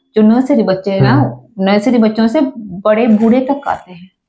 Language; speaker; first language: Hindi; non-native, fluent; Sinhala